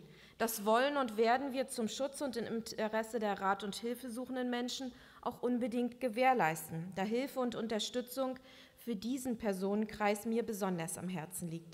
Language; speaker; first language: German; native; German